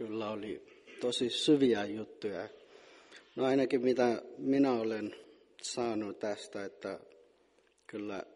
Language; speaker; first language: Finnish; non-native, fluent; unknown